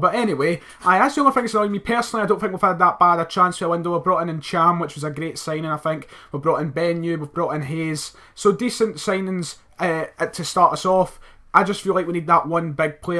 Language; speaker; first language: English; native; English